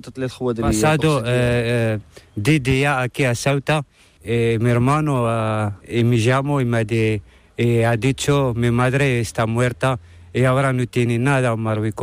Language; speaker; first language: Spanish; non-native, learner; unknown